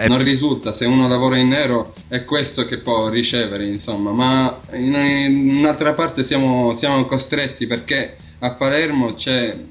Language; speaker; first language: Italian; early bilingual, other home language; Arabic